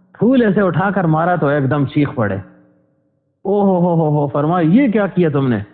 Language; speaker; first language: Urdu; non-native, local second language; Pashto